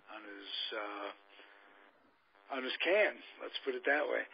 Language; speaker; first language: English; native; English